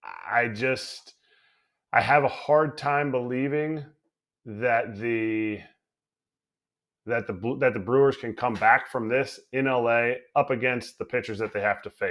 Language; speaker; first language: English; native; English